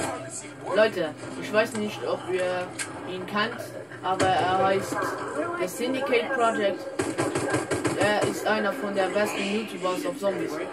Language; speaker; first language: German; non-native, learner; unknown